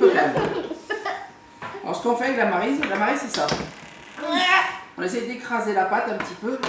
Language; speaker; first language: French; native; French